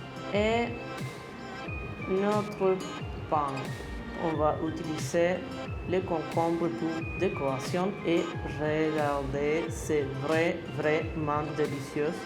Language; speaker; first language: French; non-native, fluent; Spanish